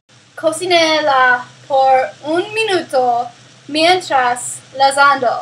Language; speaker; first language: Spanish; non-native, learner; English